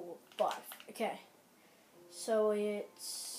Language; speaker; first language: English; native; English